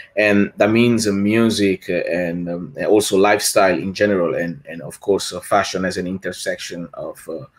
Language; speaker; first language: English; non-native, fluent; French